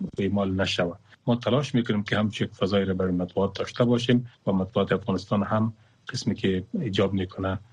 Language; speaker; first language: Persian; non-native, local second language; Pashto